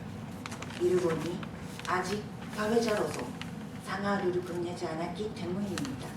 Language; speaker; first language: Korean; non-native, fluent; Japanese